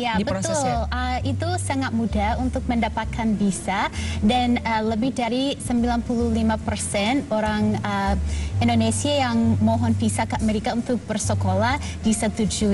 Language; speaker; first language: Indonesian; non-native, fluent; English